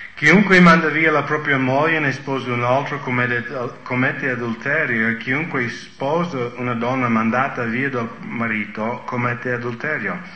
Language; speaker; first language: Italian; non-native, fluent; English